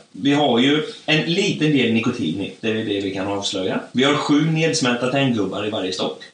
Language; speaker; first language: Swedish; native; Swedish